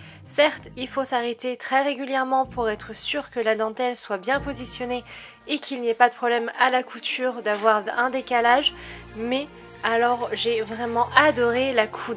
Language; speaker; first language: French; native; French